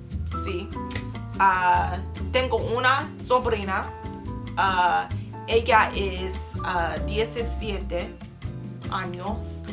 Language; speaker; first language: Spanish; non-native, learner; English